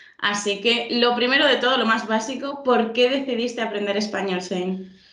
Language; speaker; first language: Spanish; native; Spanish